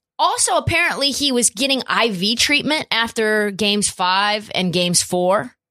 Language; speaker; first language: English; native; English